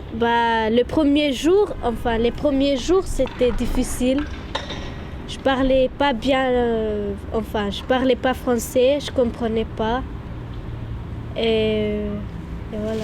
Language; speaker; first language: French; early bilingual, other home language; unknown